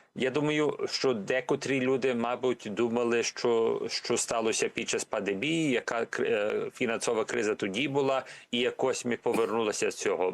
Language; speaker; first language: Ukrainian; early bilingual, heritage; Ukrainian